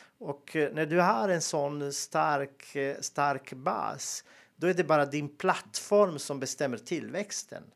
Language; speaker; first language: Swedish; non-native, fluent; Serbian